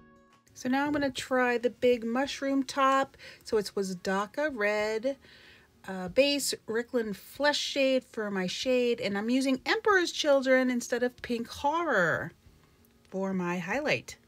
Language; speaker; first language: English; native; English